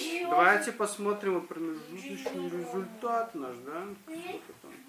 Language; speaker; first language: Russian; native; Russian